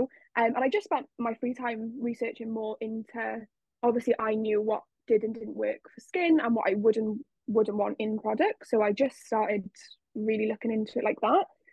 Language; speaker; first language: English; native; English